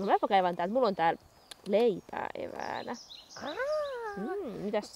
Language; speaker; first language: Finnish; native; Finnish